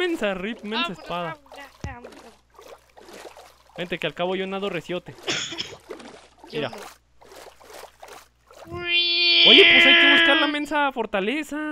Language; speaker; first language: Spanish; native; Spanish